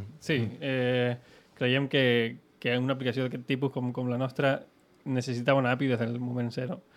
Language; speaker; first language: Catalan; non-native, local second language; Spanish